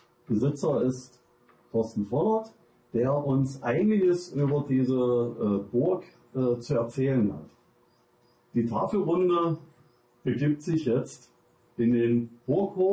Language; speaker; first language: German; native; German